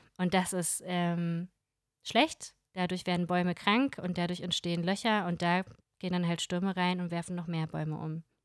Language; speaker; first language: German; early bilingual, other home language; Russian